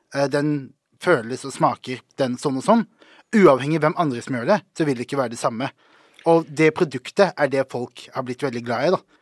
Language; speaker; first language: Norwegian; native; Norwegian